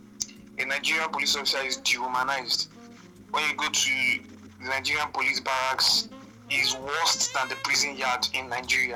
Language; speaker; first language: English; non-native, local second language; Igbo